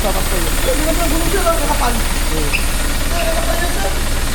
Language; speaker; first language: Filipino; native; Filipino